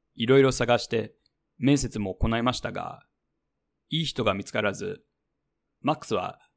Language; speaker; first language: Japanese; non-native, fluent; English